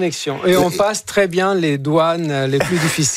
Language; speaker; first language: French; non-native, fluent; Spanish